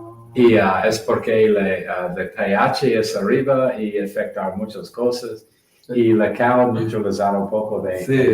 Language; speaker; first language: Spanish; non-native, learner; English